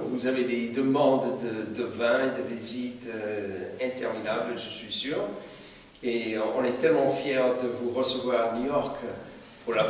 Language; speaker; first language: French; non-native, fluent; English